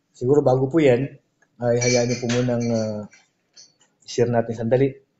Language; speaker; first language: Filipino; native; Filipino